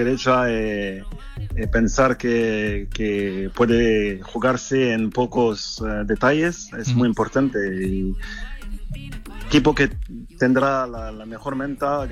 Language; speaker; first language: Spanish; non-native, fluent; French